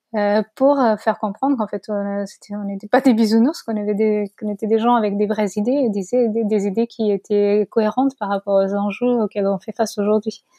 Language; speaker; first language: French; non-native, fluent; Portuguese